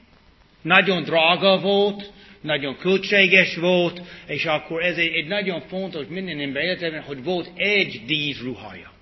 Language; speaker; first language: Hungarian; early bilingual, heritage; English